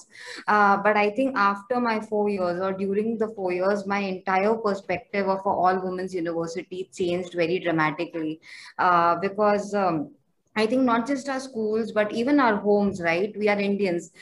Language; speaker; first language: English; non-native, local second language; Hindi